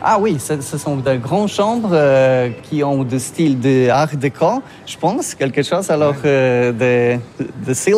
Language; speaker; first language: French; non-native, learner; Polish